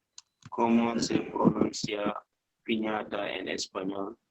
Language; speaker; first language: Spanish; non-native, learner; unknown